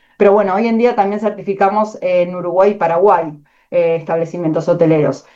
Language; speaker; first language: Spanish; native; Spanish